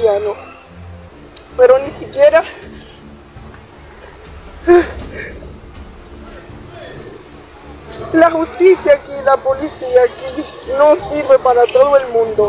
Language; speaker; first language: Spanish; native; Spanish